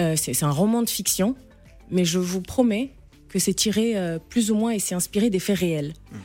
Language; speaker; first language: French; non-native, local second language; Arabic